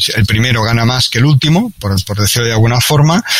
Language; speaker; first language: Spanish; native; Spanish